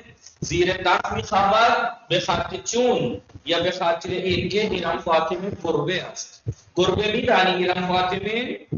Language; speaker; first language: Persian; non-native, fluent; Urdu